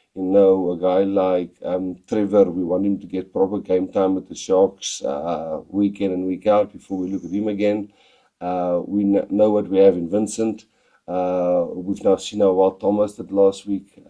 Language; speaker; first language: English; non-native, local second language; Afrikaans